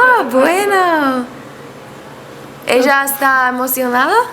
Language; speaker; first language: Spanish; non-native, learner; English